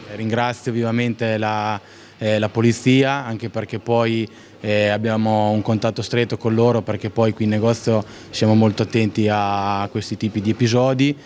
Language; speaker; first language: Italian; native; Italian